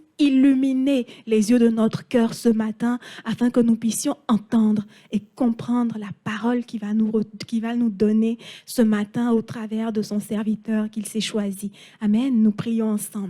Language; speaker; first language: French; non-native, local second language; Haitian Creole